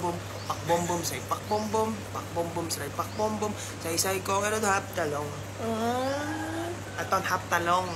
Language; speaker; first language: English; non-native, learner; Thai